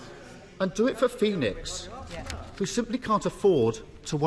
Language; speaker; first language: English; native; English